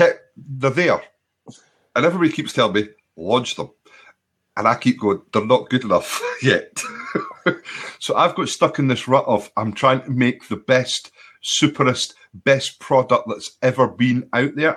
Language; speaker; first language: English; native; English